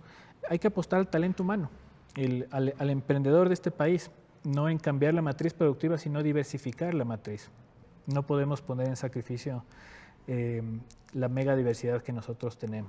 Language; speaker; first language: Spanish; native; Spanish